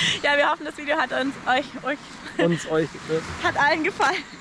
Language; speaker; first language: German; native; German